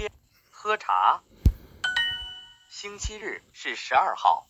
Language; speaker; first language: Chinese; non-native, learner; English